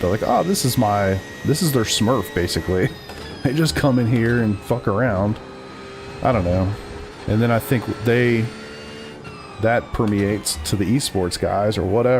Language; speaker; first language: English; native; English